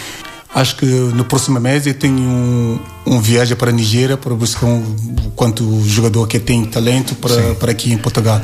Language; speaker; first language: Portuguese; non-native, learner; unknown